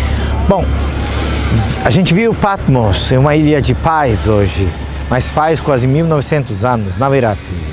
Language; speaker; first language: Portuguese; non-native, fluent; Turkish